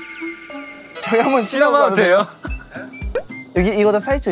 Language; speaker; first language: Korean; non-native, fluent; Thai